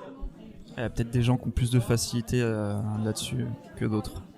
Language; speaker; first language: French; native; French